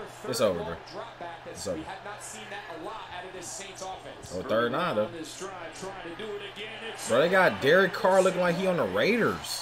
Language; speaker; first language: English; native; English